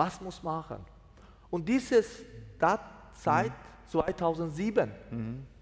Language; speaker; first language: German; non-native, learner; Persian